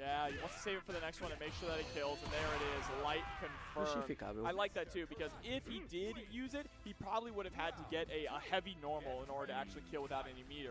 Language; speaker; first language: English; native; English